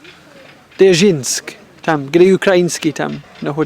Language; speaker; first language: Russian; non-native, learner; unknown